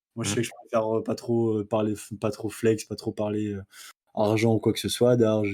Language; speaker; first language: French; native; French